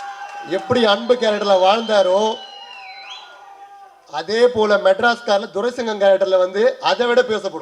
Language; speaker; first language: Tamil; native; Tamil